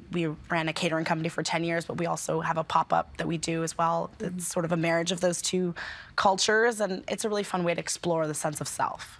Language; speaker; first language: English; native; English